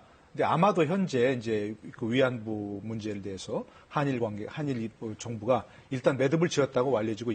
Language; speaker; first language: Korean; native; Korean